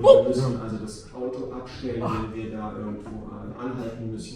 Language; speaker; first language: German; native; German